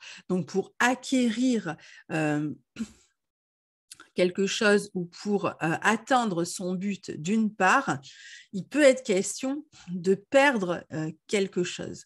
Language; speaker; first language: French; native; French